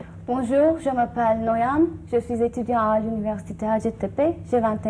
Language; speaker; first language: French; non-native, learner; Turkish